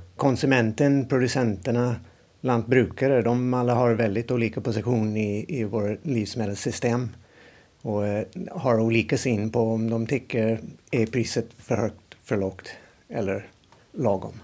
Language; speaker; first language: Swedish; non-native, fluent; English